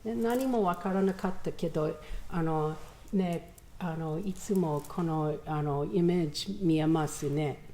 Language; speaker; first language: Japanese; non-native, learner; English